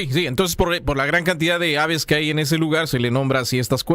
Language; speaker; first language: Spanish; native; Spanish